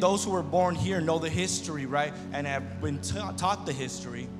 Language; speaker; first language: English; early bilingual, other home language; Spanish